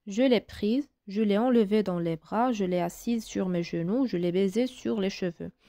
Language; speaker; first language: French; non-native, local second language; Arabic